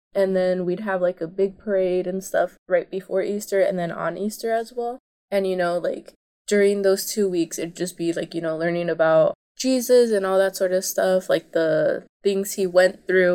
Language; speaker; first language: English; early bilingual, other home language; Spanish